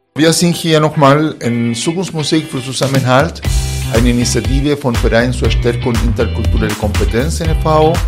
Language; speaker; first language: German; non-native, fluent; Spanish